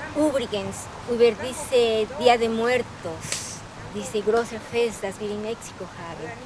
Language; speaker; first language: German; non-native, fluent; Spanish